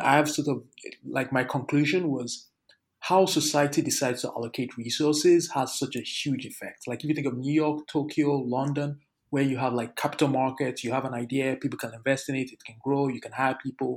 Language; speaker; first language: English; non-native, local second language; Yoruba